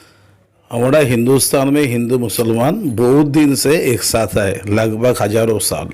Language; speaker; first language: Hindi; non-native, local second language; Bangla